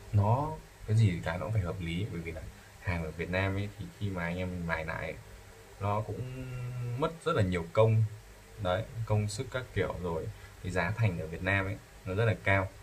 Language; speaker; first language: Vietnamese; native; Vietnamese